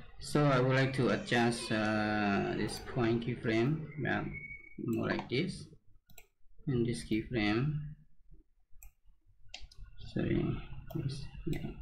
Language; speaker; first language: English; non-native, learner; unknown